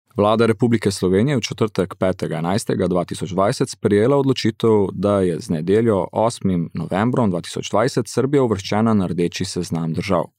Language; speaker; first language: Slovenian; early bilingual, heritage; Slovenian